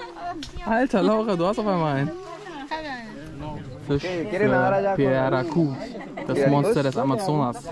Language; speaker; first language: German; native; German